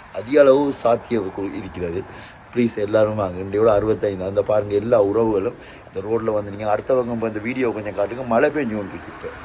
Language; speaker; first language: Tamil; native; Tamil